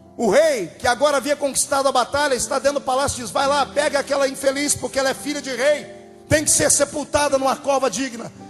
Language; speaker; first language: Portuguese; native; Portuguese